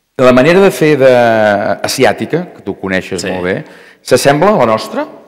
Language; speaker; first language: Catalan; native; Catalan